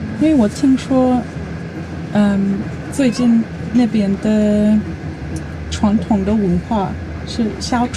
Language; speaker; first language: Chinese; non-native, learner; English